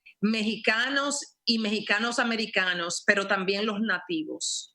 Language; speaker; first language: Spanish; early bilingual, heritage; Spanish